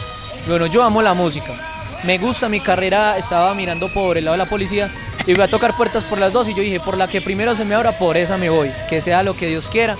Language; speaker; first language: Spanish; native; Spanish